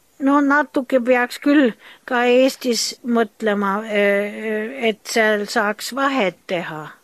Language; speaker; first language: Estonian; early bilingual, heritage; German